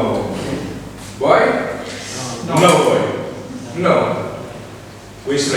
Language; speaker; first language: English; non-native, fluent; Indonesian